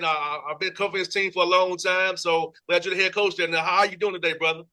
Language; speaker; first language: English; native; English